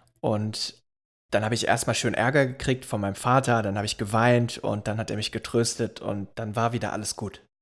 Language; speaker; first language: German; native; German